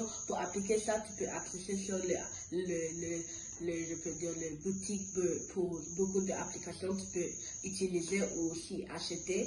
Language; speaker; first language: French; early bilingual, other home language; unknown